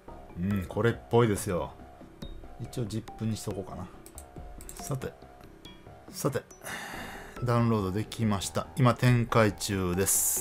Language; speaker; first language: Japanese; native; Japanese